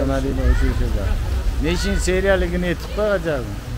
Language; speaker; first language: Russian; non-native, local second language; Uzbek